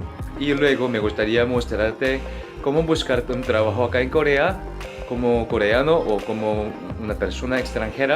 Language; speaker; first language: Spanish; non-native, fluent; Korean